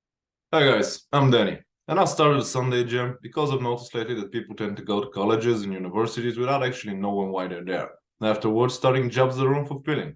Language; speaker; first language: English; non-native, fluent; Bulgarian